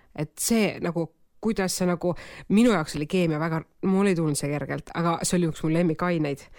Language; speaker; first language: Estonian; non-native, local second language; Russian